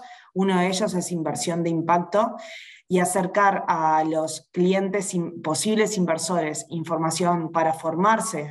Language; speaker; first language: Spanish; native; Spanish